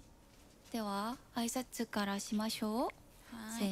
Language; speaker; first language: Japanese; non-native, fluent; Korean